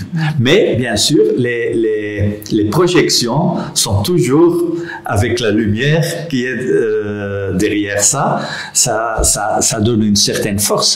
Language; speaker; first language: French; non-native, local second language; Dutch